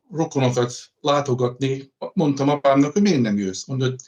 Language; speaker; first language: Hungarian; early bilingual, heritage; Hungarian